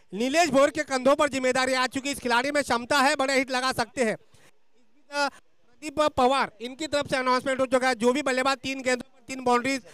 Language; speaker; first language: Hindi; non-native, local second language; Marathi